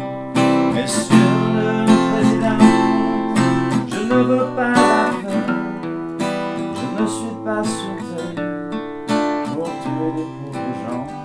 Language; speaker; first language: French; non-native, fluent; English